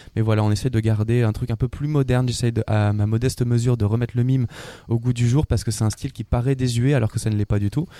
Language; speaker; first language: French; native; French